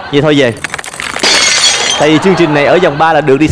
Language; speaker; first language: Vietnamese; native; Vietnamese